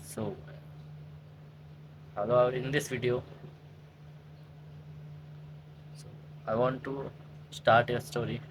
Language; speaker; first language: English; non-native, learner; Hindi